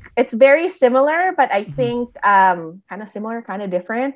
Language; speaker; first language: English; native; English